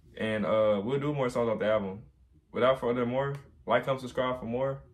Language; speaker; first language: English; native; English